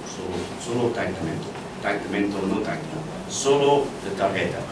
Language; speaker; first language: Spanish; non-native, learner; English